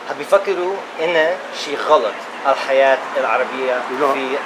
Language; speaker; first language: Arabic; non-native, learner; English